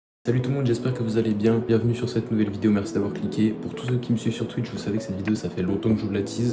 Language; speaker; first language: French; native; French